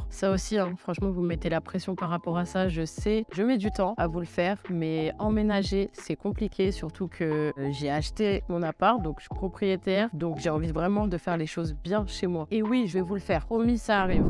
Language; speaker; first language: French; native; French